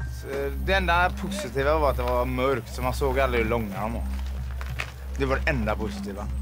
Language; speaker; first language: Swedish; native; Swedish